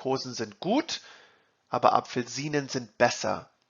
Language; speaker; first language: German; non-native, fluent; English